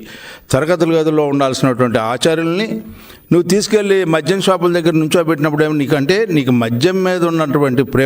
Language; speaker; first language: Telugu; native; Telugu